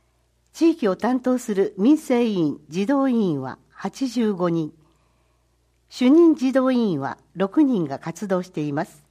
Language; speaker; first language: Japanese; native; Japanese